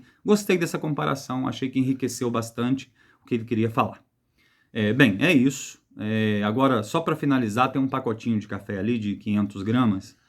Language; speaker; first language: Portuguese; native; Portuguese